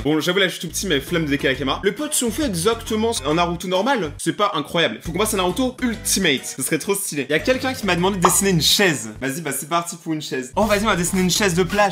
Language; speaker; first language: French; native; French